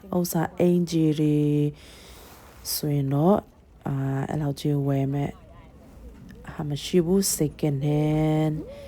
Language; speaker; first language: Burmese; non-native, local second language; Tedim Chin